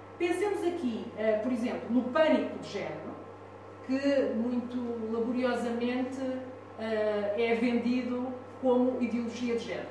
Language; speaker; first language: Portuguese; non-native, fluent; Italian